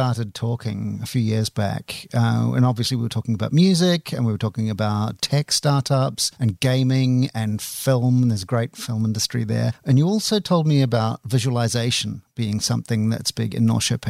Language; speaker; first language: English; native; English